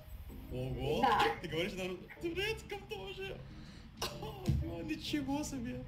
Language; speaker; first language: Russian; non-native, learner; Indonesian